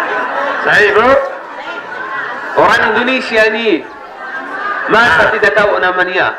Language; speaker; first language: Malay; non-native, learner; Arabic